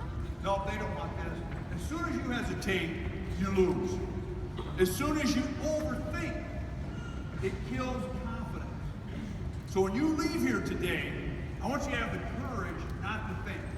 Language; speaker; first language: English; native; English